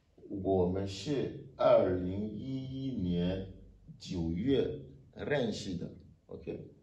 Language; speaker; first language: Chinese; non-native, fluent; French